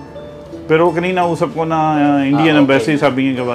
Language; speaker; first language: Filipino; non-native, learner; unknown